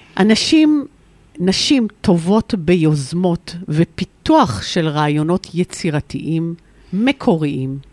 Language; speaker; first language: Hebrew; native; Hebrew